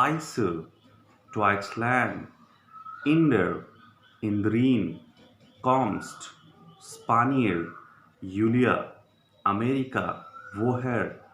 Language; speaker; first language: German; non-native, learner; Hindi